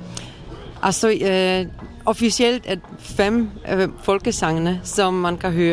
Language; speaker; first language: Danish; non-native, fluent; Polish